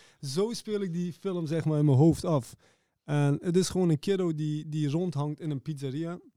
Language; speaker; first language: Dutch; early bilingual, other home language; Persian